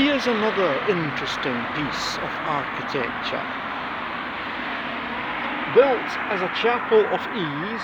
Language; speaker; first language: English; native; English